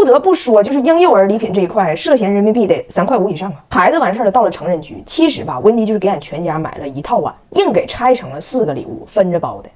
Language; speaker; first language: Chinese; native; Chinese